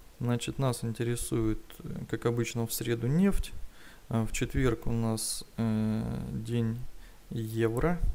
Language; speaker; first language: Russian; native; Russian